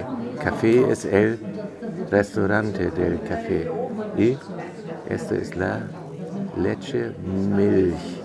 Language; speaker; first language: Spanish; non-native, fluent; German